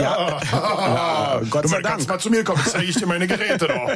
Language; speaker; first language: German; native; German